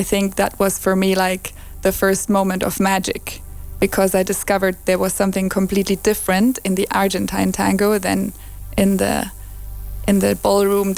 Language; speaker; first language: English; non-native, fluent; German